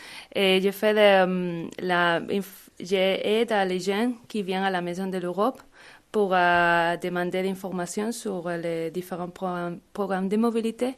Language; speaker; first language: French; non-native, learner; Spanish